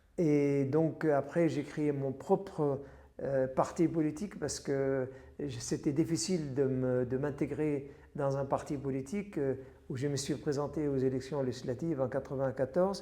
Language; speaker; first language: French; non-native, fluent; Arabic